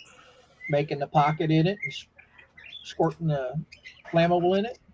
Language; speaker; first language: English; native; English